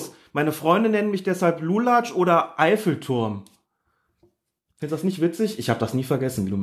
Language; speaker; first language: German; native; German